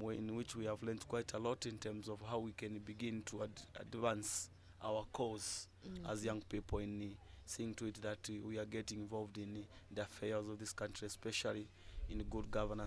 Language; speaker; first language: English; non-native, local second language; Bemba